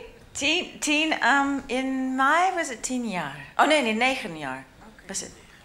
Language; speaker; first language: Dutch; non-native, learner; English